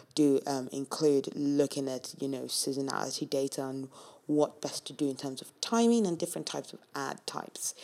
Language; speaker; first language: English; non-native, local second language; Yoruba